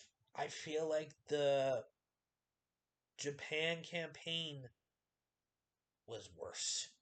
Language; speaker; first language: English; native; English